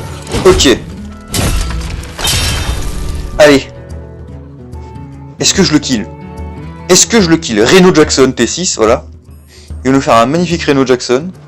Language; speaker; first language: French; native; French